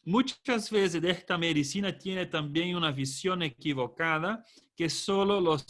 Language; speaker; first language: Spanish; non-native, fluent; Portuguese